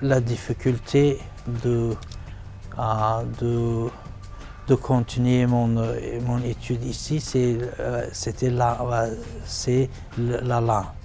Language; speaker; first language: French; non-native, learner; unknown